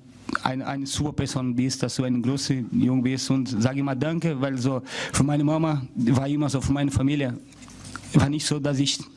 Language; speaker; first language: German; non-native, learner; Portuguese